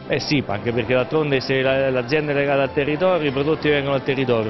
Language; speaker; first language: Italian; native; Italian